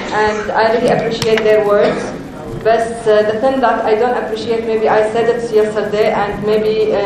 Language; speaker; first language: English; non-native, fluent; Arabic